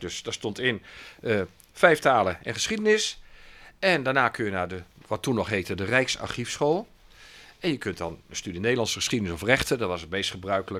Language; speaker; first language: Dutch; native; Dutch